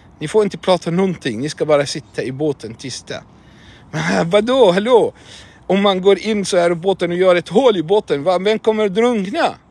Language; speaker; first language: Swedish; non-native, fluent; Arabic